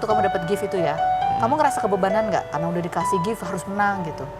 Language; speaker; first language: Indonesian; native; Indonesian